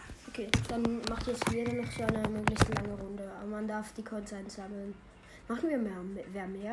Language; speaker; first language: German; native; German